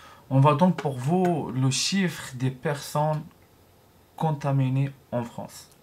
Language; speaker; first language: French; non-native, learner; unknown